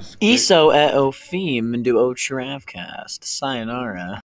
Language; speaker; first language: Portuguese; non-native, learner; English